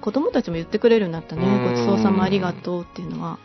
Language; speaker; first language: Japanese; native; Japanese